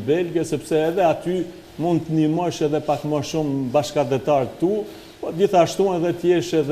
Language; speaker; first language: Albanian; early bilingual, heritage; Albanian